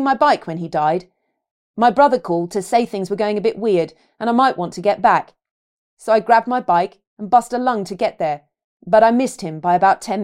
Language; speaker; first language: English; native; English